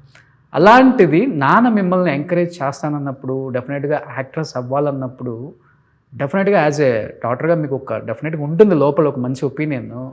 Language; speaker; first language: Telugu; native; Telugu